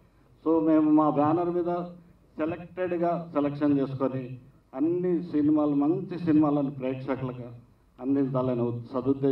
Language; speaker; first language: Telugu; native; Telugu